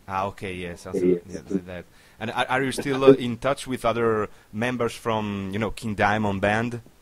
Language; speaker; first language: English; non-native, learner; Italian